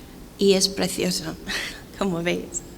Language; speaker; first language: Spanish; non-native, fluent; English